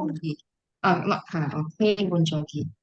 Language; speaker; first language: Korean; non-native, learner; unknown